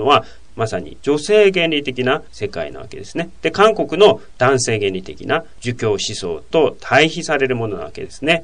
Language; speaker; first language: Japanese; native; Japanese